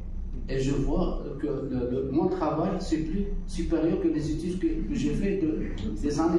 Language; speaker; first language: French; non-native, local second language; Arabic